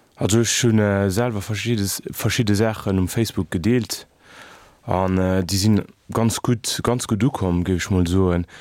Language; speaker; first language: Luxembourgish; early bilingual, other home language; Kabuverdianu